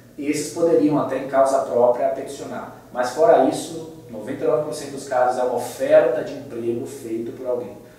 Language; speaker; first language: Portuguese; native; Portuguese